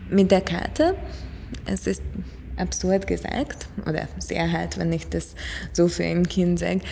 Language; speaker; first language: German; non-native, fluent; Hungarian